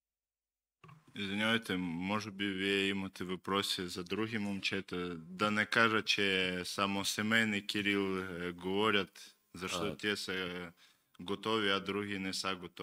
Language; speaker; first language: Bulgarian; non-native, learner; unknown